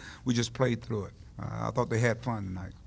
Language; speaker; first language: English; native; English